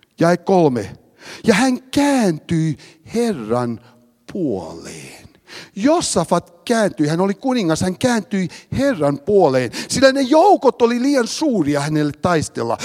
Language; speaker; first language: Finnish; early bilingual, heritage; Finnish